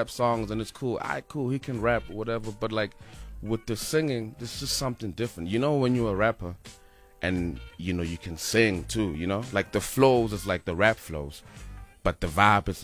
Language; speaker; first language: English; non-native, local second language; Northern Sotho